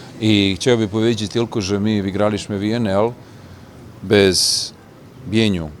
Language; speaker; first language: Polish; non-native, fluent; Serbian